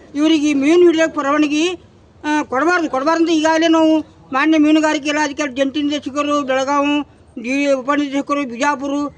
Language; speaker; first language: Kannada; native; Kannada